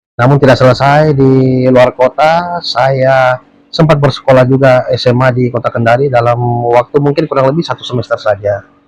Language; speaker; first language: Indonesian; native; Indonesian